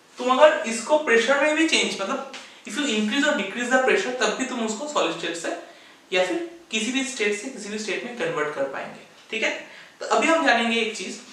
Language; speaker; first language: Hindi; native; Hindi